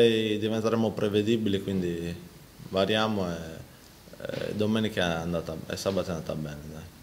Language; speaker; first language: Italian; native; Italian